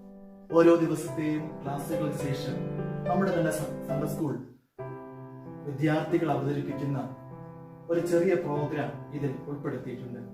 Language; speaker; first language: Malayalam; native; Malayalam